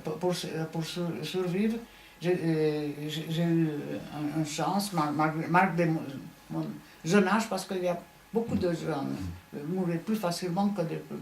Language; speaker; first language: French; non-native, fluent; Hungarian